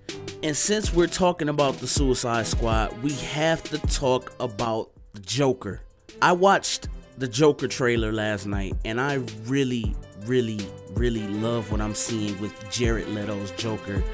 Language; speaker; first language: English; native; English